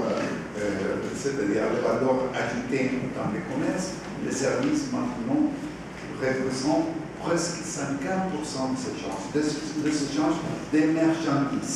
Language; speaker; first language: French; non-native, fluent; Spanish